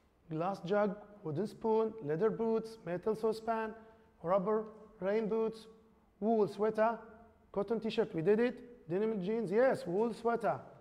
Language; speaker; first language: English; non-native, fluent; Arabic